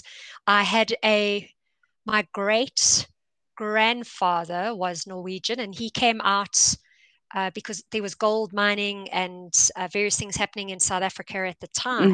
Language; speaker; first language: English; native; English